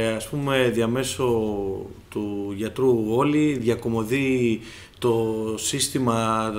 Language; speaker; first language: Greek; native; Greek